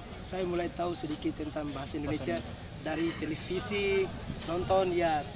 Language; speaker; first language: Indonesian; non-native, fluent; Tetum